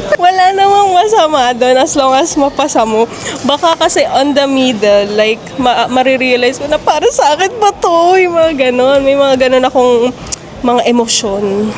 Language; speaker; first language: Filipino; native; Filipino